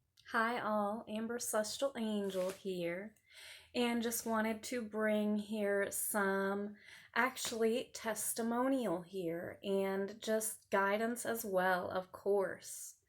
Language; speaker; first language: English; native; English